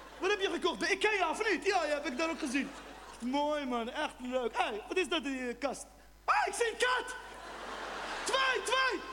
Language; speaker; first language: Dutch; non-native, fluent; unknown